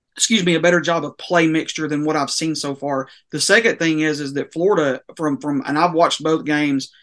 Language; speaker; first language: English; native; English